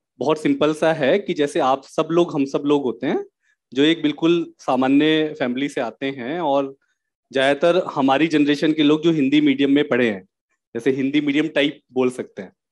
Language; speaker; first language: Hindi; native; Hindi